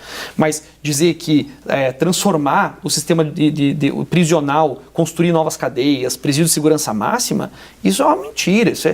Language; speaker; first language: Portuguese; native; Portuguese